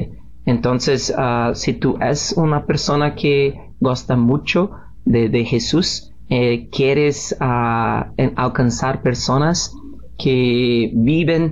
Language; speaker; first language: Spanish; non-native, learner; Portuguese